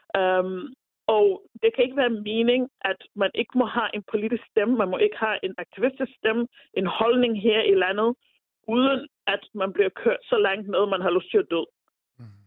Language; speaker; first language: Danish; non-native, fluent; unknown